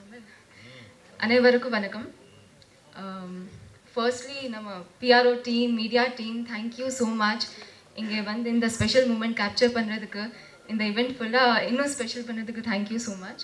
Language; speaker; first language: Tamil; non-native, fluent; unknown